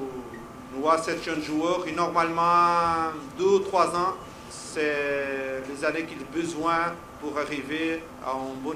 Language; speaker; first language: French; non-native, fluent; Portuguese